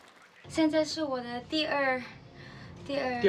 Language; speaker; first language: Chinese; non-native, learner; Malay